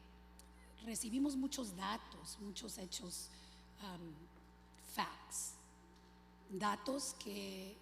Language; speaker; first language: Spanish; early bilingual, other home language; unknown